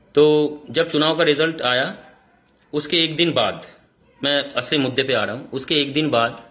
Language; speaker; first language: Hindi; non-native, local second language; Bangla